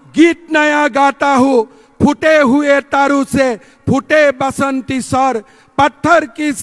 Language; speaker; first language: Hindi; non-native, local second language; Assamese